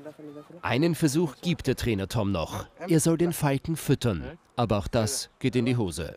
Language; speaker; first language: German; native; German